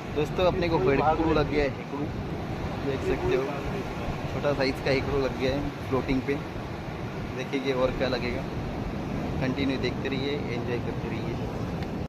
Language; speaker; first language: Hindi; non-native, local second language; Marathi